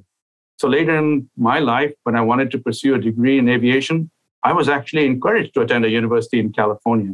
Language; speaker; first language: English; non-native, local second language; Urdu